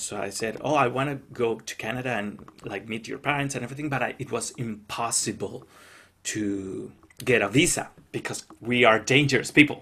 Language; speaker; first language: English; non-native, fluent; Spanish